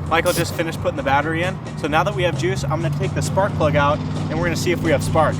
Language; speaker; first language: English; native; English